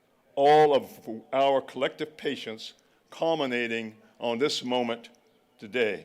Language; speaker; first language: English; native; English